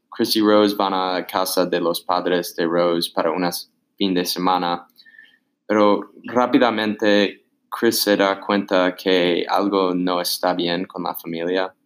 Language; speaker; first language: Spanish; non-native, learner; English